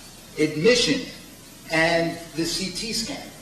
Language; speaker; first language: English; native; English